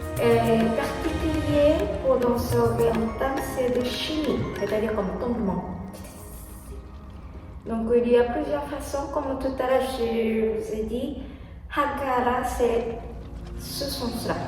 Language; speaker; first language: French; non-native, learner; Japanese